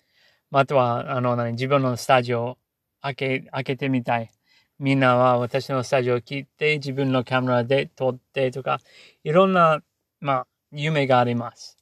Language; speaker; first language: Japanese; non-native, learner; English